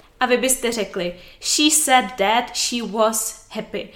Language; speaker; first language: English; non-native, fluent; Czech